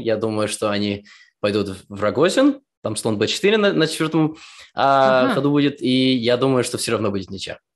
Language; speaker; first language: Russian; early bilingual, heritage; Russian